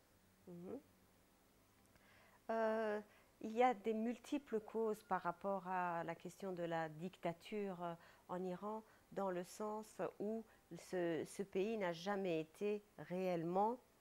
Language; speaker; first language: French; non-native, fluent; Persian